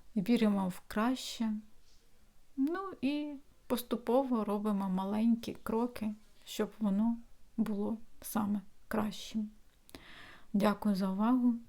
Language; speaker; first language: Ukrainian; non-native, local second language; Russian